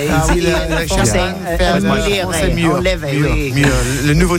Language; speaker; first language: French; non-native, learner; English